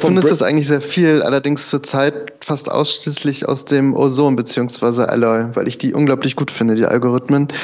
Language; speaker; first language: German; native; German